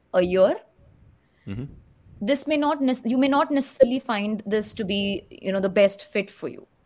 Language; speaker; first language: English; non-native, local second language; Hindi